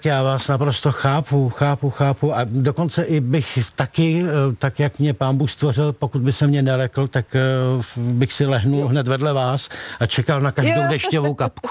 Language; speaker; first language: Czech; native; Czech